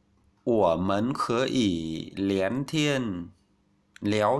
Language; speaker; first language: Chinese; non-native, fluent; Vietnamese